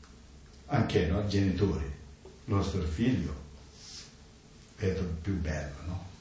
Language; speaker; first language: Italian; non-native, learner; Tibetan